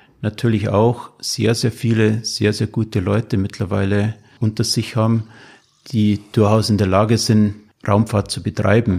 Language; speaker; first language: German; native; German